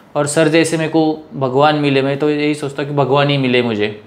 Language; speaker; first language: Hindi; non-native, local second language; Marathi